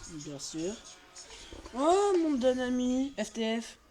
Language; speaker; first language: French; native; French